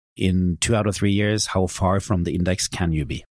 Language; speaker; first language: English; non-native, fluent; Norwegian